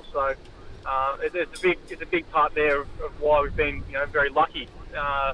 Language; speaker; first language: English; native; English